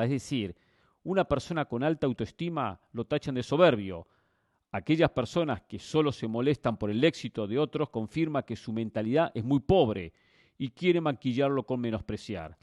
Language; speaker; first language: Spanish; native; Spanish